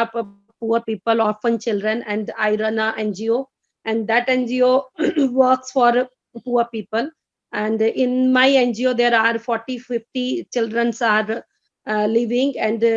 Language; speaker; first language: English; non-native, fluent; Hindi